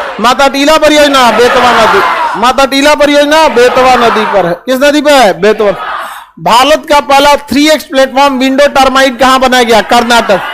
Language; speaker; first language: Hindi; native; Hindi